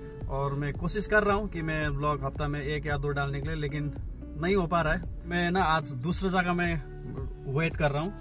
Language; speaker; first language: Hindi; non-native, local second language; Nepali